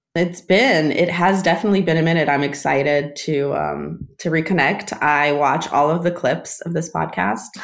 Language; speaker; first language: English; early bilingual, other home language; Russian